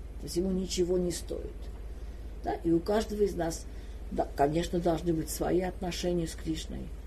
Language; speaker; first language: Russian; non-native, local second language; Armenian